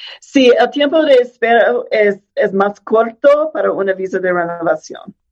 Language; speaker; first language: Spanish; non-native, fluent; English